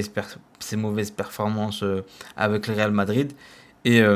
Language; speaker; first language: French; native; French